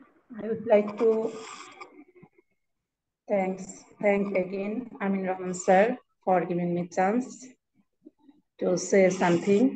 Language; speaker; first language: English; non-native, learner; Bangla